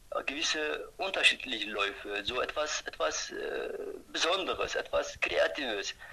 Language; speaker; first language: German; non-native, fluent; Turkish